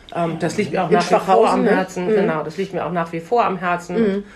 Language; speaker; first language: German; native; German